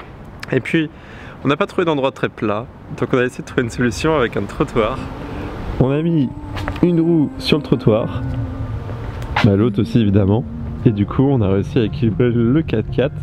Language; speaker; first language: French; native; French